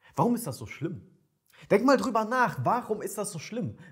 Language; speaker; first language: German; early bilingual, other home language; Ukrainian